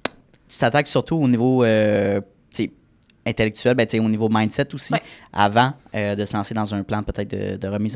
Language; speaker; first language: French; native; French